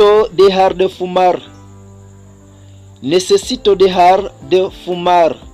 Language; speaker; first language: Spanish; non-native, fluent; Haitian Creole